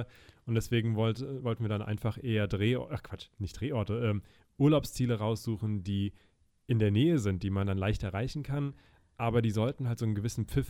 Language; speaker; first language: German; native; German